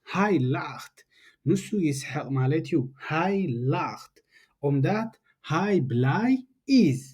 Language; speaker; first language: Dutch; non-native, learner; Tigrinya